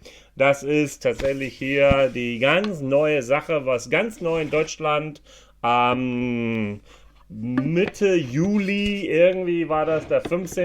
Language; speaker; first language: German; non-native, fluent; English